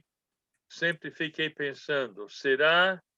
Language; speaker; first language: Portuguese; non-native, fluent; English